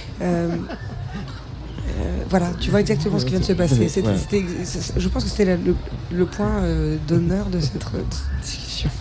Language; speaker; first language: French; native; French